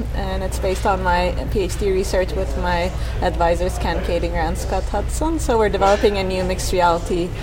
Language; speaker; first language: English; non-native, fluent; Turkish